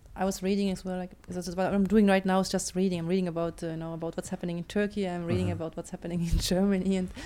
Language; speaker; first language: English; non-native, fluent; German